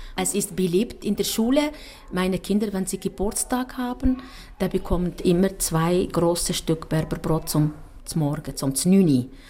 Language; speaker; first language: German; non-native, fluent; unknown